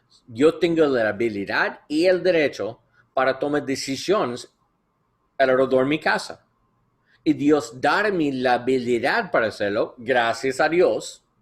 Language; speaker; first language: Spanish; non-native, learner; English